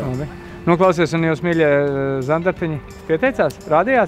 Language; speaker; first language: Latvian; native; Latvian